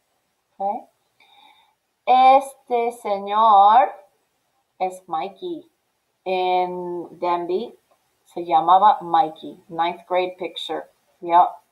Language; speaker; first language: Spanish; non-native, fluent; English